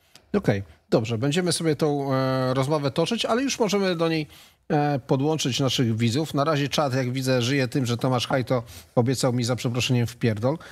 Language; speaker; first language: Polish; native; Polish